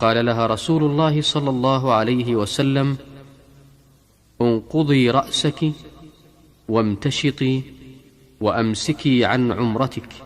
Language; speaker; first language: Arabic; native; Arabic